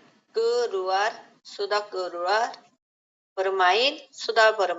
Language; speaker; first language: Indonesian; non-native, learner; Korean